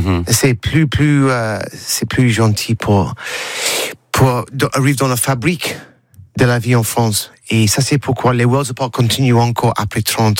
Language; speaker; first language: French; non-native, learner; English